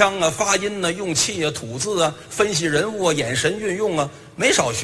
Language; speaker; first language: Chinese; native; Chinese